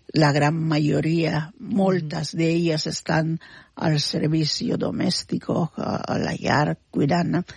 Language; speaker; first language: Catalan; non-native, fluent; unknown